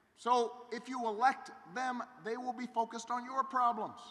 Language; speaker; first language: English; native; English